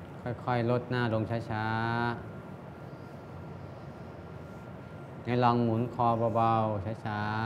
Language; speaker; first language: Thai; native; Thai